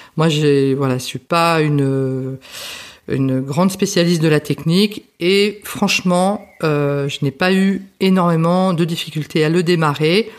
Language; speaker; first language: French; native; French